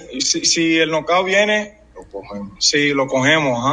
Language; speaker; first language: Spanish; early bilingual, heritage; English